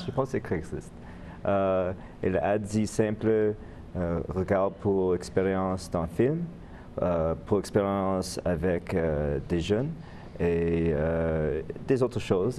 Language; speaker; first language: French; non-native, learner; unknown